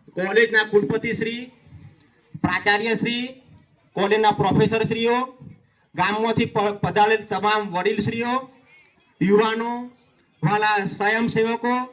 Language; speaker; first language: Gujarati; native; Gujarati